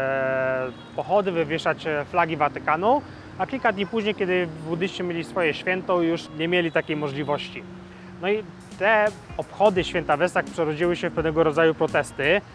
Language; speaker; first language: Polish; native; Polish